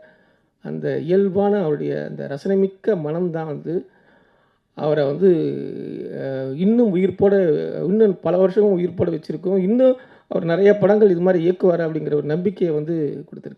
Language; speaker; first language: Tamil; native; Tamil